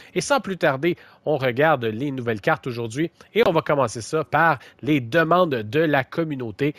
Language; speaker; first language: French; native; French